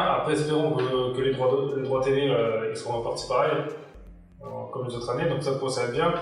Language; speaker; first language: French; native; French